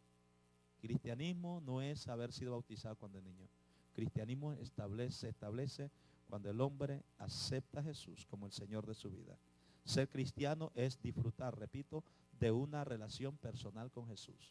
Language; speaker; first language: Spanish; native; Spanish